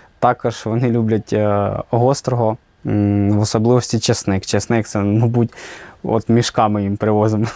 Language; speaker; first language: Ukrainian; native; Ukrainian